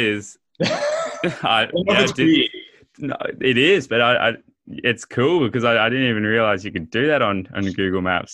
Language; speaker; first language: English; native; English